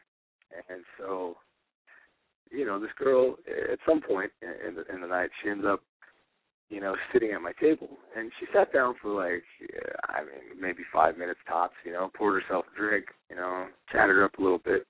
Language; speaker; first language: English; native; English